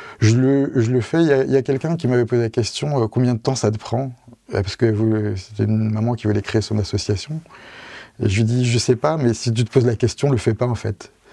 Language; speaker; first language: French; native; French